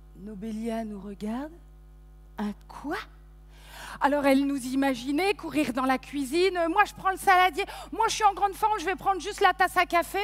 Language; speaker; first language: French; native; French